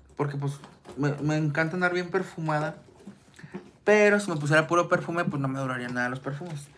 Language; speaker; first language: Spanish; native; Spanish